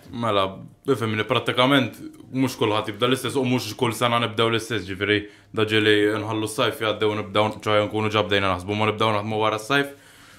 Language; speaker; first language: Maltese; native; Maltese